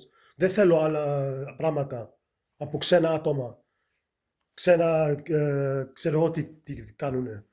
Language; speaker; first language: Greek; early bilingual, heritage; Greek